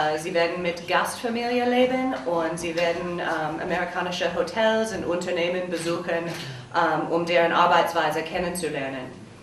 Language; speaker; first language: German; non-native, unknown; English